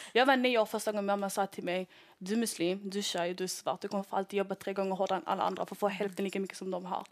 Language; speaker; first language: Swedish; early bilingual, other home language; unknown